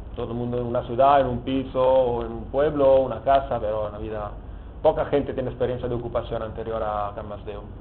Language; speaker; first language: Spanish; non-native, fluent; Italian